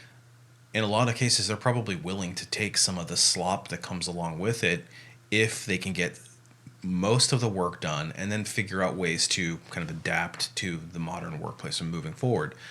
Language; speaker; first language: English; native; English